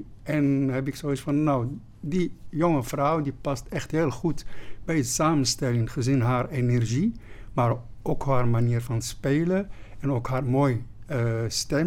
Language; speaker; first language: Dutch; non-native, fluent; Arabic